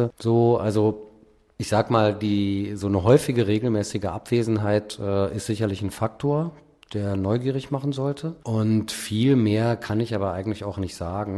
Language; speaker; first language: German; native; German